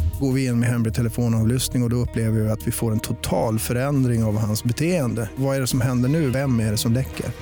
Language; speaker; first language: Swedish; native; Swedish